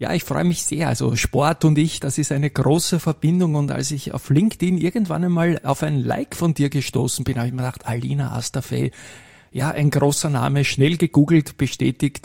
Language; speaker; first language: German; native; German